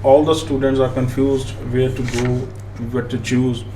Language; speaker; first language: English; non-native, local second language; Punjabi